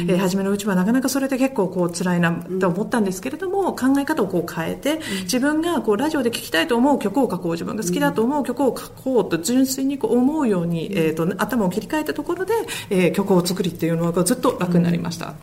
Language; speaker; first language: Japanese; native; Japanese